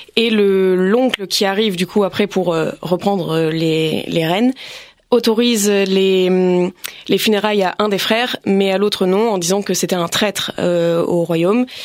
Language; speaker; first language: French; native; French